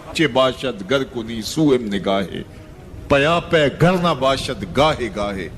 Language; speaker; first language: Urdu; non-native, local second language; Punjabi